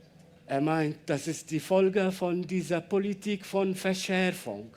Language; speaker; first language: German; non-native, learner; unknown